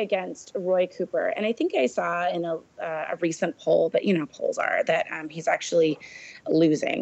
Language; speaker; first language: English; native; English